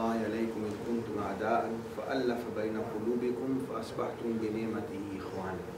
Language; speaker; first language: Urdu; native; Urdu